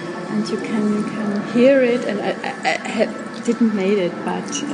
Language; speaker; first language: English; non-native, learner; German